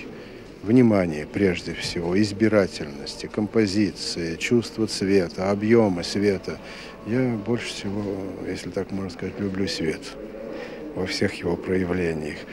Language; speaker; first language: Russian; native; Russian